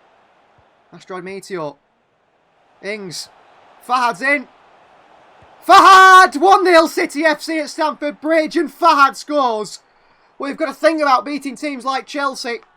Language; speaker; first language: English; native; English